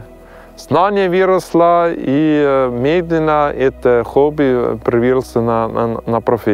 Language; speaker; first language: Russian; non-native, learner; German